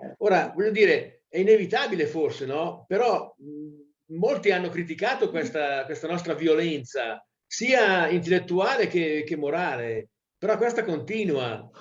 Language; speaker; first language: Italian; native; Italian